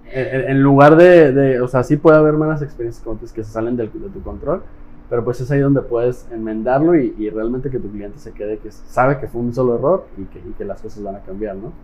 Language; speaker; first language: Spanish; native; Spanish